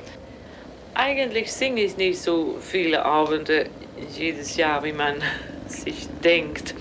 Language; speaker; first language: German; non-native, fluent; Swedish